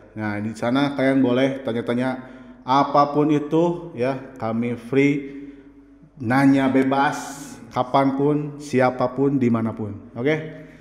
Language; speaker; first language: Indonesian; native; Indonesian